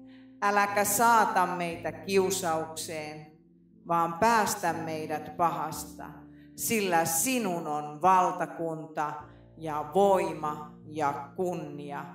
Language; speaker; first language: Finnish; native; Finnish